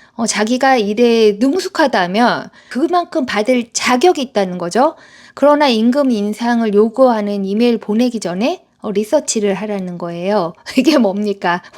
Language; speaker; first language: Korean; native; Korean